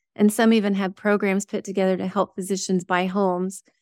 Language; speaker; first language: English; native; English